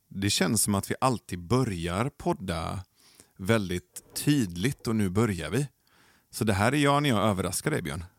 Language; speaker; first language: Swedish; early bilingual, other home language; Persian